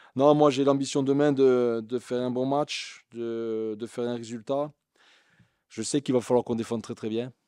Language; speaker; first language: French; native; French